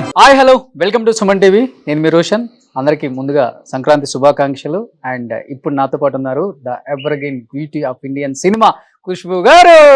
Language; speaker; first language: Telugu; native; Telugu